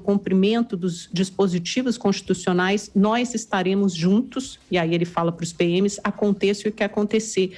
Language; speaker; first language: Portuguese; native; Portuguese